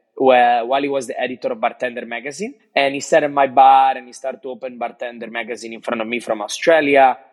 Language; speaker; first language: English; non-native, fluent; Italian